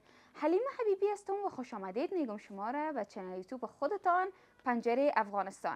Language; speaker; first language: Persian; native; Persian